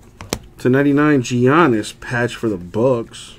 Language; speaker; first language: English; native; English